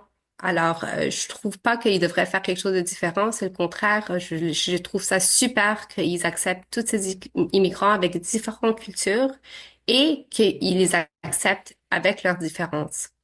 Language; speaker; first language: French; early bilingual, other home language; Arabic